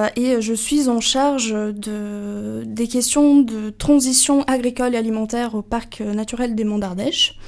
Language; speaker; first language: French; non-native, fluent; Portuguese